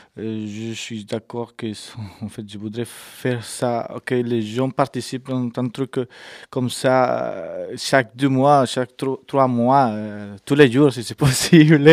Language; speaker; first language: French; non-native, fluent; Spanish